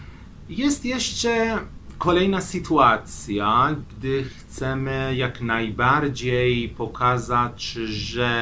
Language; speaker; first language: Polish; non-native, fluent; Persian